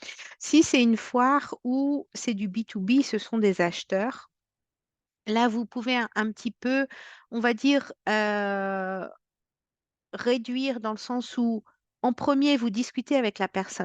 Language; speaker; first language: French; native; French